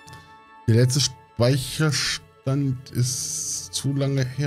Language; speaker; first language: German; native; German